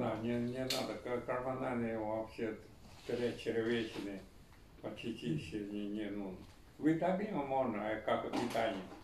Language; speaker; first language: Russian; non-native, learner; Chinese